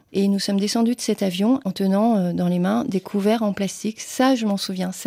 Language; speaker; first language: French; early bilingual, other home language; Vietnamese